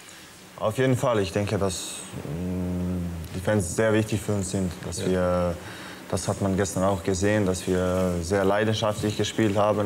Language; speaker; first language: German; non-native, fluent; Croatian